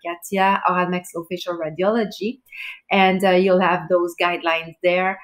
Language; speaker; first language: English; non-native, fluent; French